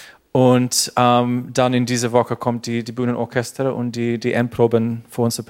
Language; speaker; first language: German; non-native, learner; English